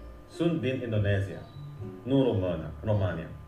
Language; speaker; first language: Romanian; non-native, learner; Indonesian